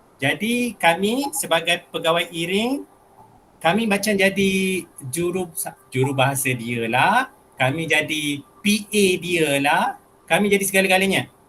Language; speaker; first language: Malay; native; Malay